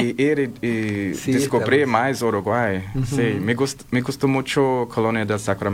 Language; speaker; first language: Spanish; non-native, learner; English